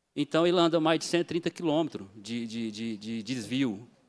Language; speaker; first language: Portuguese; native; Portuguese